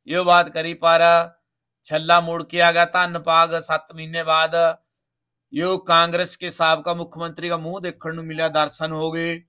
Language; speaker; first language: Hindi; non-native, local second language; Punjabi